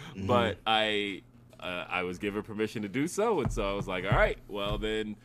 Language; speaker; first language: English; native; English